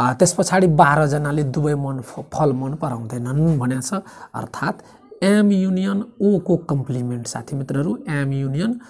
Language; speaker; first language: Nepali; native; Nepali